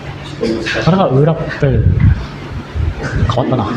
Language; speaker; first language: Japanese; non-native, fluent; Indonesian